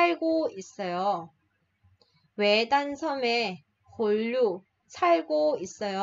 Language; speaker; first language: Korean; non-native, fluent; Vietnamese